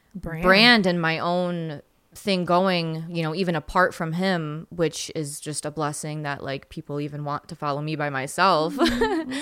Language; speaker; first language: English; native; English